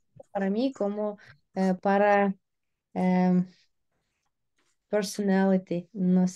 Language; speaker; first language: Spanish; non-native, learner; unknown